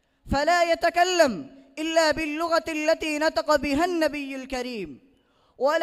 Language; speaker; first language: Arabic; non-native, learner; Bangla